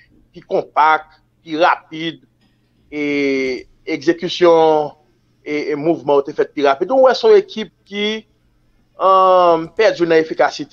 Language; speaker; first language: French; non-native, local second language; Haitian Creole